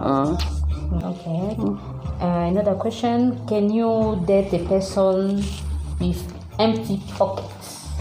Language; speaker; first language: English; non-native, learner; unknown